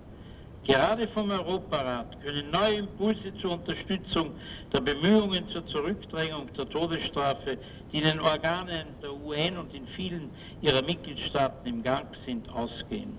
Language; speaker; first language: German; native; German